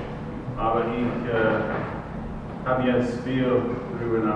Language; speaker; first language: German; non-native, fluent; English